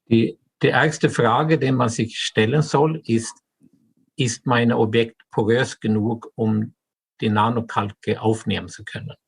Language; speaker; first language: German; non-native, fluent; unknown